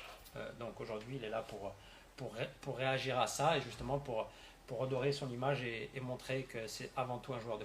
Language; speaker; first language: French; native; French